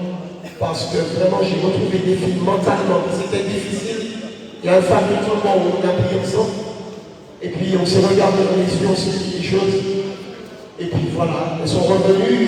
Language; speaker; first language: French; native; French